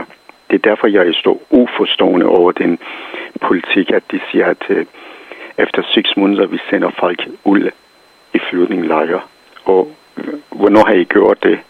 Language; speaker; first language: Danish; non-native, fluent; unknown